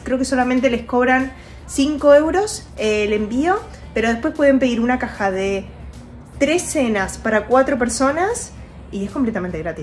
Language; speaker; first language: Spanish; native; Spanish